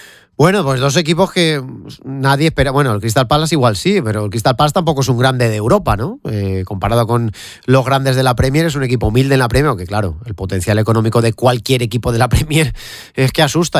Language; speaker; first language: Spanish; native; Spanish